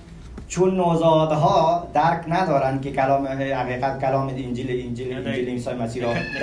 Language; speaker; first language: Persian; early bilingual, heritage; Persian